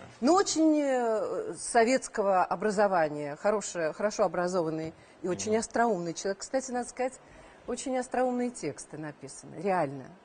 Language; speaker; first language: Russian; native; Russian